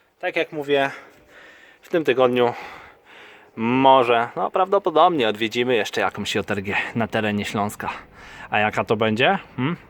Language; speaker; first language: Polish; native; Polish